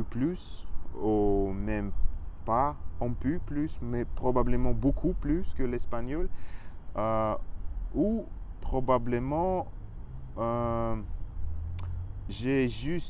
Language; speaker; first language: French; non-native, learner; Russian